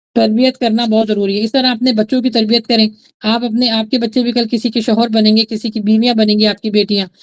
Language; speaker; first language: Urdu; native; Urdu